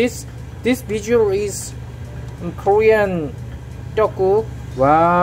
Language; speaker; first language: English; non-native, learner; Korean